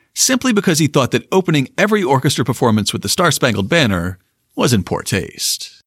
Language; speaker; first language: English; native; English